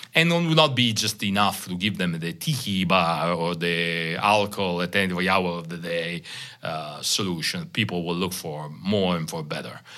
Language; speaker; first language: English; non-native, fluent; Italian